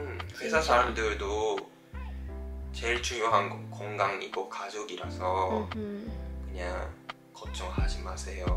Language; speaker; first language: Korean; non-native, fluent; Japanese